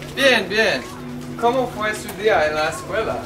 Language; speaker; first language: Spanish; non-native, learner; English